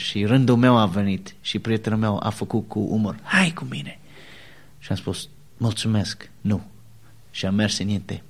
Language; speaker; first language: Romanian; non-native, learner; English